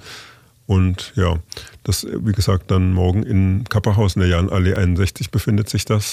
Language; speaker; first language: German; native; German